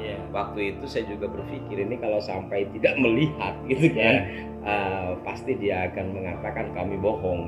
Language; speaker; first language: Indonesian; native; Indonesian